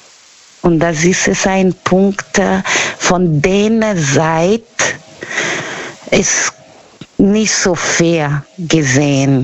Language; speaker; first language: German; non-native, learner; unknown